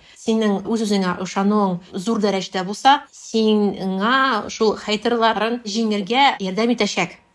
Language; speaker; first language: Tatar; non-native, local second language; Russian